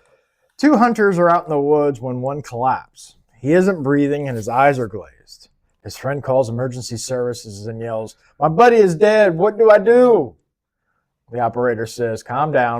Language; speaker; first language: English; native; English